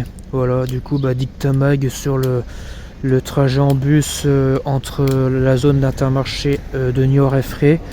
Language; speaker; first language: French; native; French